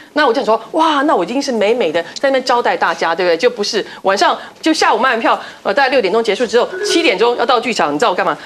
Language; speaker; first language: Chinese; native; Chinese